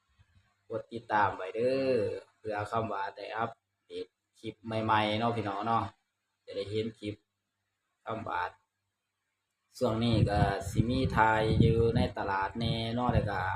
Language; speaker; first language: Thai; non-native, local second language; Lao